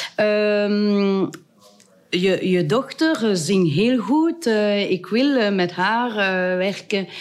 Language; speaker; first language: Dutch; non-native, local second language; French